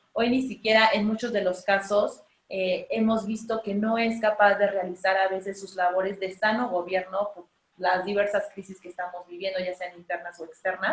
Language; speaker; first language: Spanish; native; Spanish